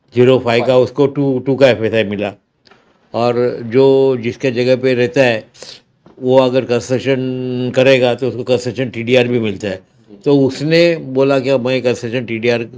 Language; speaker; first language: Hindi; non-native, local second language; Marathi